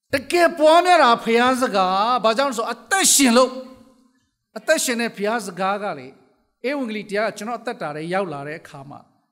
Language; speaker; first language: Burmese; native; Burmese